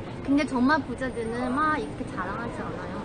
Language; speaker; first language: Korean; non-native, fluent; Chinese